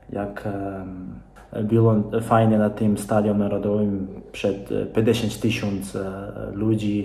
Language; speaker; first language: Polish; non-native, learner; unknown